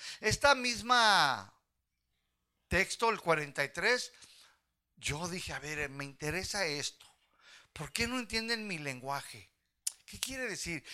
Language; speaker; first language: Spanish; early bilingual, heritage; Spanish